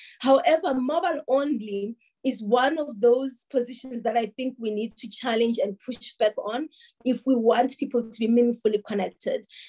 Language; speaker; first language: English; non-native, local second language; Tsonga